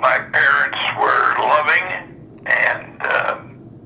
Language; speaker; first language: English; native; English